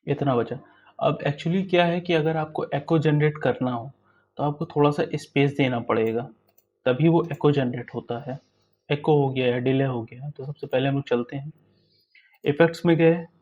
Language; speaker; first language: Hindi; native; Hindi